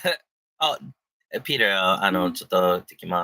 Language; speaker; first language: Japanese; non-native, learner; English